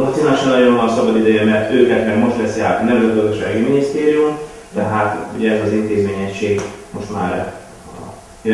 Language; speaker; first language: Hungarian; native; Hungarian